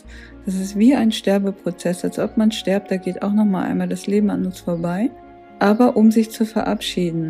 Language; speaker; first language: German; native; German